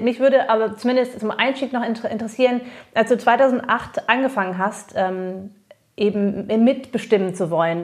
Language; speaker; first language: German; early bilingual, other home language; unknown